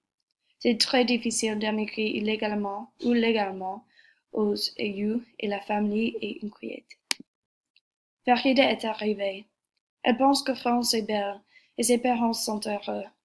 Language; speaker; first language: French; non-native, learner; English